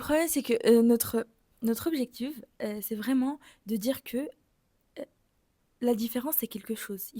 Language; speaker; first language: French; native; French